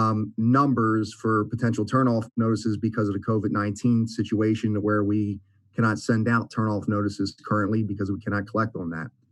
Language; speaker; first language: English; native; English